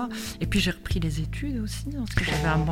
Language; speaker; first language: French; native; French